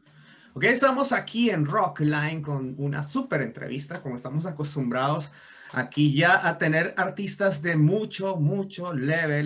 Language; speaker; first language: Spanish; native; Spanish